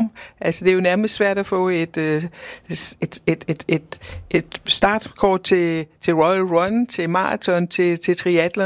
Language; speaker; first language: Danish; native; Danish